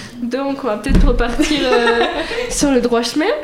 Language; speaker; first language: French; native; French